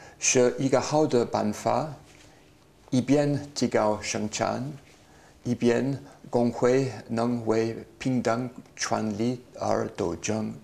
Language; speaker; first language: Chinese; non-native, learner; English